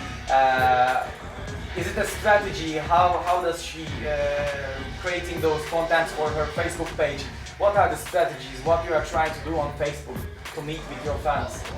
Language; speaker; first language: English; non-native, fluent; Turkish